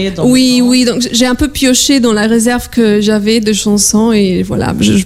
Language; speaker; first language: French; non-native, fluent; Polish